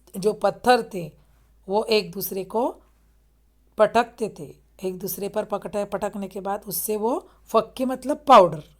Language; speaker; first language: Hindi; non-native, local second language; Marathi